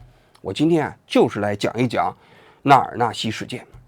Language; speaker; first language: Chinese; native; Chinese